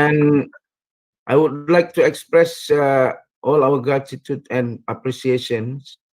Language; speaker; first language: English; non-native, fluent; Indonesian